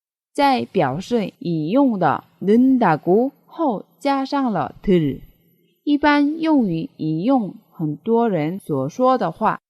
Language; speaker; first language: Chinese; non-native, fluent; Korean